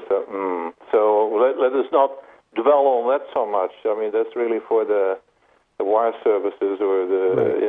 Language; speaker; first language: English; non-native, fluent; Dutch